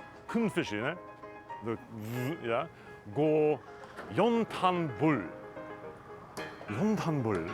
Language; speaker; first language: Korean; non-native, learner; English